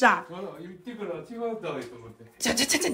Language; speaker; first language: Chinese; native; Chinese